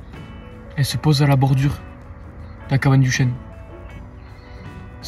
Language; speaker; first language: French; native; French